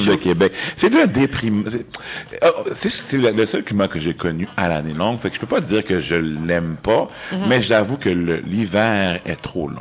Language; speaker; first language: French; native; French